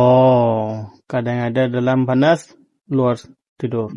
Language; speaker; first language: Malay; non-native, learner; Bangla